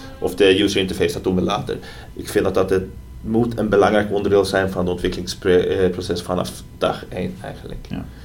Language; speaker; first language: Dutch; non-native, fluent; Swedish